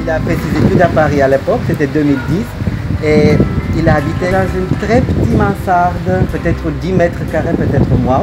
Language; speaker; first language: French; non-native, fluent; Russian